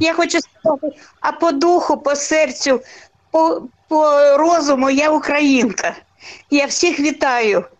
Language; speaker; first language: Ukrainian; non-native, local second language; Russian